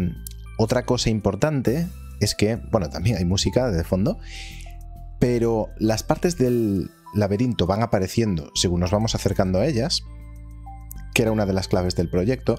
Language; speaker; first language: Spanish; native; Spanish